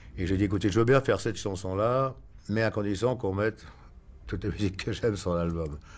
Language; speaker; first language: French; native; French